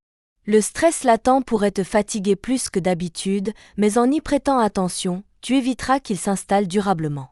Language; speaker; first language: French; native; French